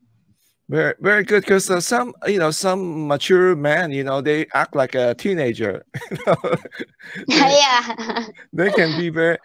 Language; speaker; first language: English; non-native, local second language; Filipino